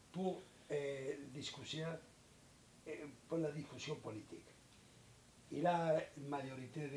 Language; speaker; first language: French; non-native, learner; Spanish